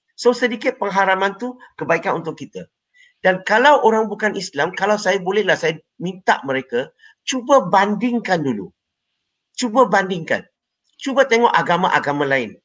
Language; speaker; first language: Malay; non-native, local second language; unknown